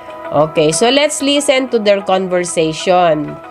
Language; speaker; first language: English; non-native, local second language; Tausug